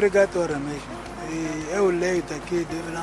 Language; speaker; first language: Portuguese; non-native, local second language; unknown